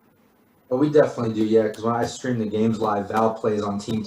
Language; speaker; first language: English; native; English